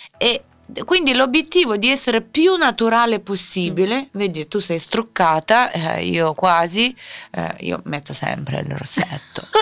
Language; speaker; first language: Italian; non-native, fluent; Russian